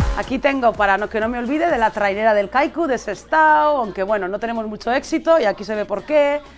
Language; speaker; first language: Spanish; native; Spanish